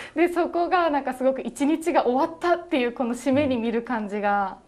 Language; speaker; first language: Japanese; native; Japanese